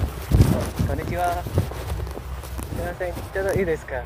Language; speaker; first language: Japanese; non-native, fluent; Indonesian